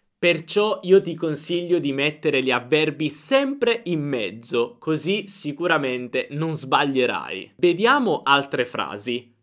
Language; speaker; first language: Italian; native; Italian